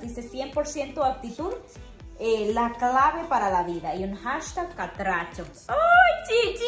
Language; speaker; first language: Spanish; native; Spanish